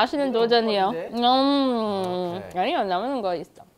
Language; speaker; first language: Korean; non-native, learner; English